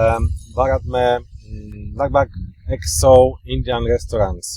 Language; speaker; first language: Hindi; non-native, learner; Polish